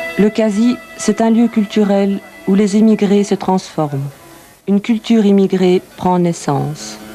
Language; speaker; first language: French; native; French